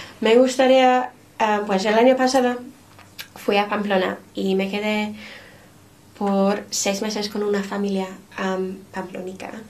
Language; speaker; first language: Spanish; non-native, fluent; English